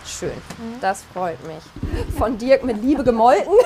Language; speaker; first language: German; native; German